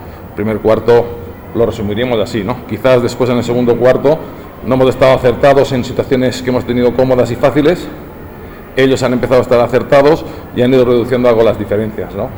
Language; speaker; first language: Spanish; native; Spanish